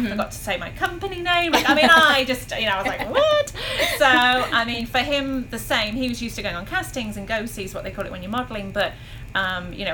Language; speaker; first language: English; native; English